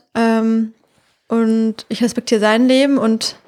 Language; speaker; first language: German; native; German